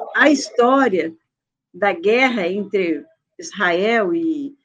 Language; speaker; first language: Portuguese; early bilingual, other home language; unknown